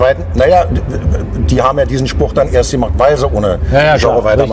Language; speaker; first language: German; native; German